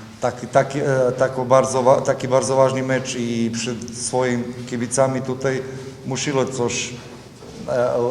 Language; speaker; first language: Polish; non-native, learner; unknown